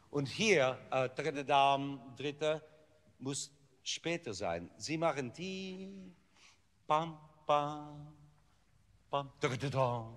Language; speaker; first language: German; non-native, learner; English